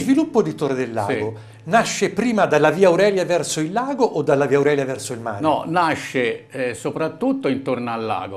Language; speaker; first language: Italian; native; Italian